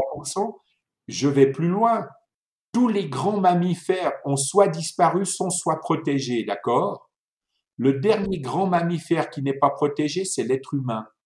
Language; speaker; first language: French; early bilingual, other home language; Italian